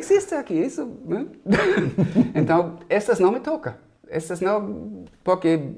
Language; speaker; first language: Portuguese; non-native, fluent; German